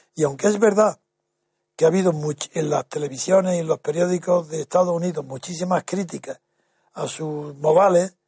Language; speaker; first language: Spanish; native; Spanish